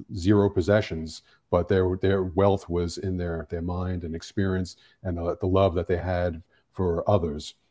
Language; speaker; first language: English; native; English